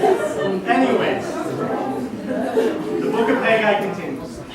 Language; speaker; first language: English; native; English